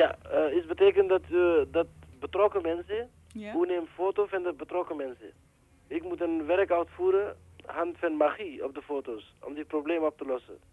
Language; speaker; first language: Dutch; non-native, learner; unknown